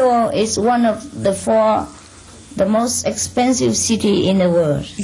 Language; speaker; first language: English; non-native, fluent; Vietnamese